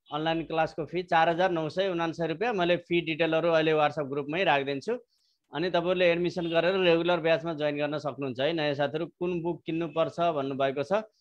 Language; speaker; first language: Nepali; native; Nepali